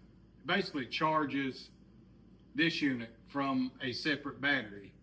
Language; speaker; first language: English; native; English